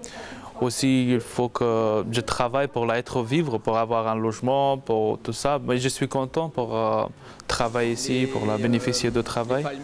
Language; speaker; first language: French; non-native, learner; Persian